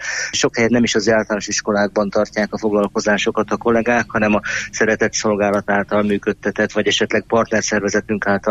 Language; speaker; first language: Hungarian; native; Hungarian